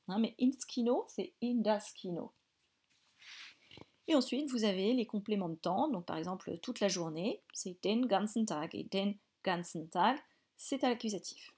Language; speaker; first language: French; native; French